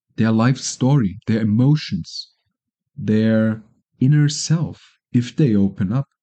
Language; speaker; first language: English; non-native, fluent; German